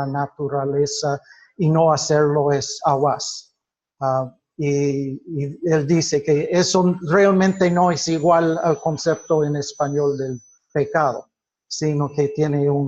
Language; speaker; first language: Spanish; non-native, fluent; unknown